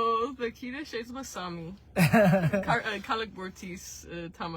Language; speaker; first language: Georgian; early bilingual, heritage; Georgian